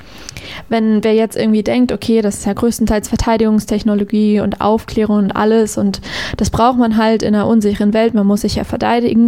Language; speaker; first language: German; native; German